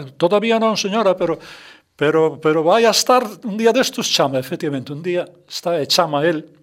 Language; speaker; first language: Spanish; non-native, local second language; Galician